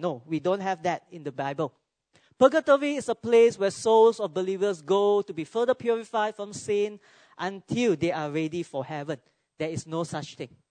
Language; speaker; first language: English; non-native, local second language; Cantonese